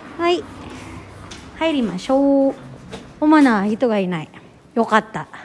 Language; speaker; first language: Japanese; non-native, learner; Filipino